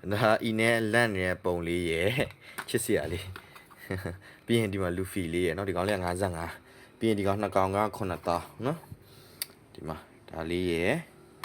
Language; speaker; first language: Burmese; native; Burmese